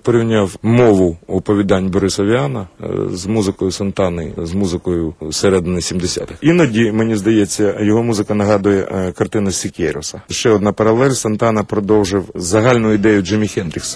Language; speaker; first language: Ukrainian; native; Ukrainian